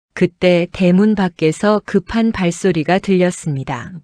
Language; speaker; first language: Korean; native; Korean